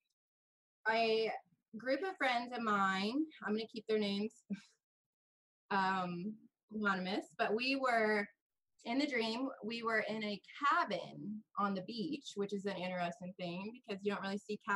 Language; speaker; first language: English; native; English